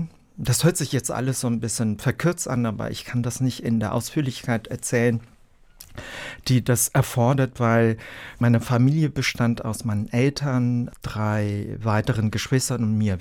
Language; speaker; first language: German; early bilingual, other home language; Vietnamese